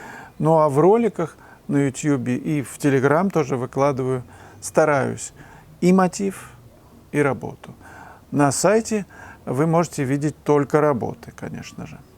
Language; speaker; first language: Russian; native; Russian